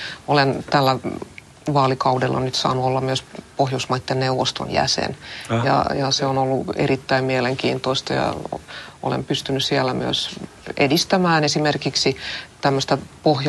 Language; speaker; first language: Finnish; non-native, local second language; Swedish